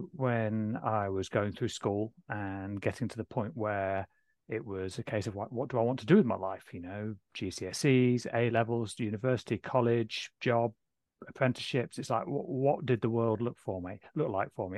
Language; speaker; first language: English; native; English